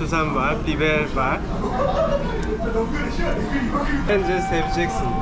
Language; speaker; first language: Turkish; non-native, learner; Korean